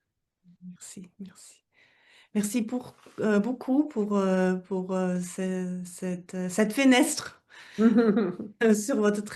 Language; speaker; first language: French; non-native, fluent; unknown